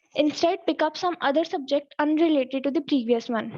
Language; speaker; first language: English; non-native, local second language; Punjabi